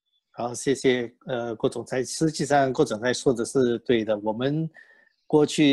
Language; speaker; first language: Chinese; native; Chinese